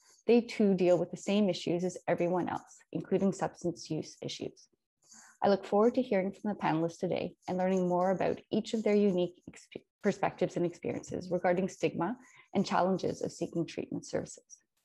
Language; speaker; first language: English; native; English